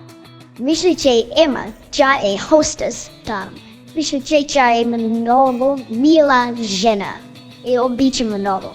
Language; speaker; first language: Bulgarian; non-native, learner; Chinese